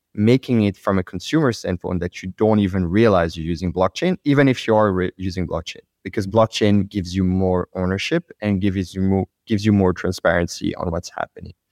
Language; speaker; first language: English; non-native, fluent; French